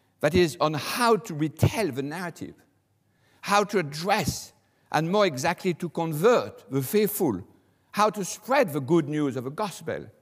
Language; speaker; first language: English; non-native, fluent; French